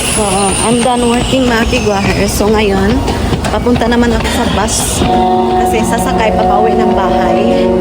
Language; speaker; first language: Filipino; non-native, local second language; Cebuano